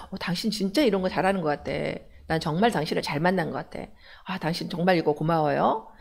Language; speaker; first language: Korean; native; Korean